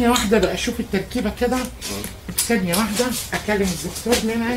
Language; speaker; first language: Arabic; native; Arabic